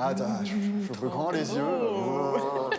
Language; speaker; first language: French; native; French